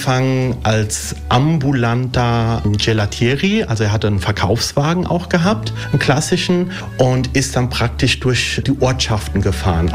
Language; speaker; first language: German; early bilingual, other home language; Italian